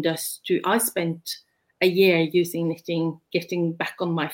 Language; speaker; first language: English; non-native, fluent; Norwegian